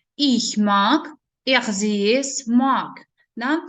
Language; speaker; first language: German; non-native, learner; Ukrainian